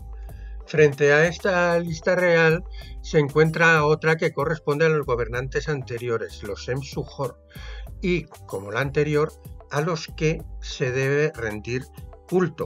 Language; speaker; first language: Spanish; native; Spanish